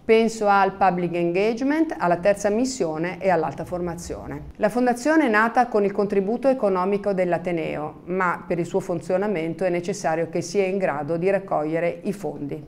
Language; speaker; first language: Italian; native; Italian